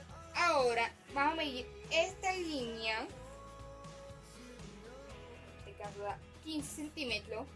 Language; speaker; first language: Spanish; native; Spanish